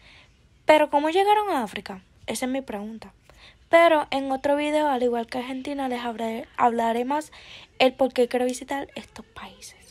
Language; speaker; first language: Spanish; early bilingual, heritage; Spanish